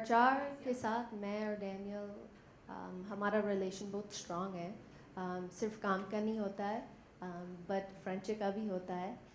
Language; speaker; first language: Hindi; non-native, learner; English